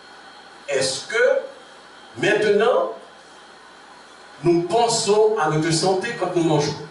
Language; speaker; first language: French; non-native, local second language; Haitian Creole